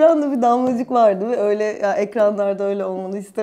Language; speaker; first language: Turkish; native; Turkish